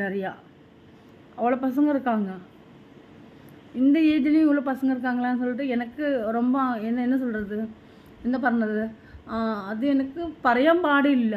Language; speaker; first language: Tamil; non-native, learner; Malayalam